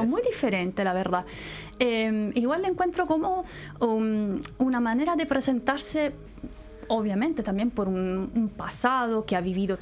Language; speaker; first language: Spanish; non-native, fluent; Italian